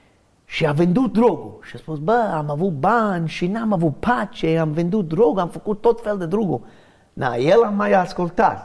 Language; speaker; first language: Romanian; early bilingual, heritage; English